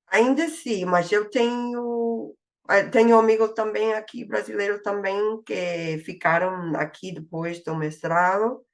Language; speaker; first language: Portuguese; non-native, fluent; English